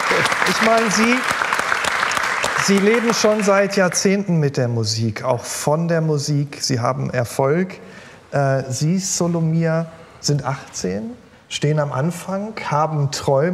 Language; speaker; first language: German; native; German